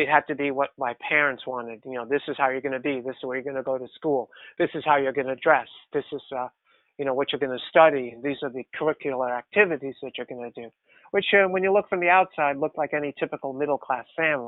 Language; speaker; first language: English; native; English